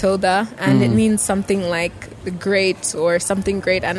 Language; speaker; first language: English; non-native, local second language; Bemba